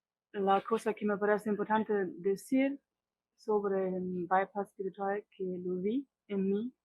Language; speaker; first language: Spanish; non-native, fluent; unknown